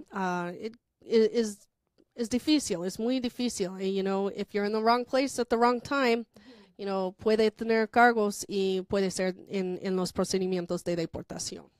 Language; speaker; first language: Spanish; non-native, fluent; English